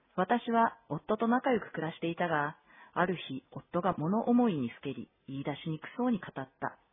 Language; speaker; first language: Japanese; native; Japanese